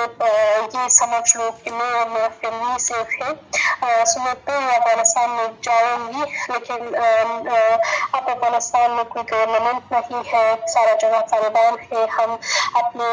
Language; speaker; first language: Hindi; non-native, fluent; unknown